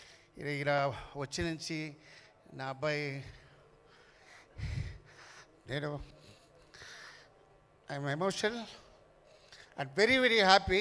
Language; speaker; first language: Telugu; non-native, learner; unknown